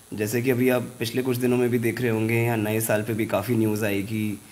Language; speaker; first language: Hindi; native; Hindi